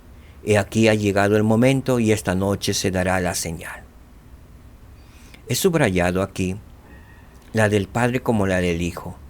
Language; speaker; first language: Spanish; native; Spanish